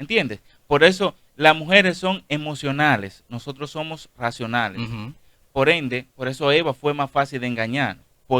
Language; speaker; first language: Spanish; native; Spanish